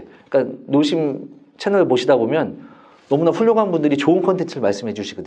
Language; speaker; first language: Korean; native; Korean